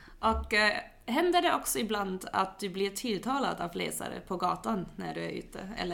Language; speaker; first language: Swedish; non-native, fluent; German